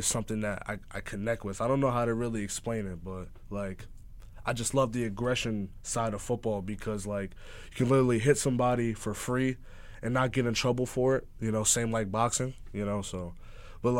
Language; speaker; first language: English; native; English